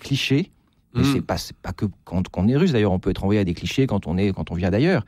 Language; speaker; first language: French; native; French